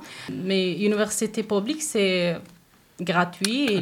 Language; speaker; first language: French; non-native, learner; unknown